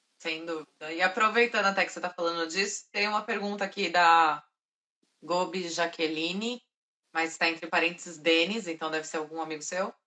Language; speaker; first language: Portuguese; native; Portuguese